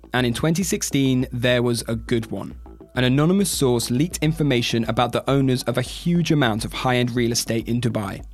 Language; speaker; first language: English; native; English